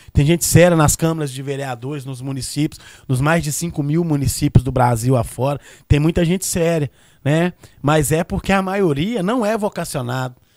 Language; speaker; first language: Portuguese; native; Portuguese